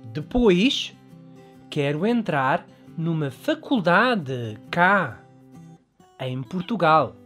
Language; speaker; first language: Portuguese; early bilingual, other home language; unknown